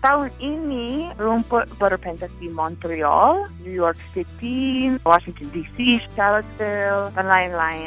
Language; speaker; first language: Indonesian; non-native, fluent; English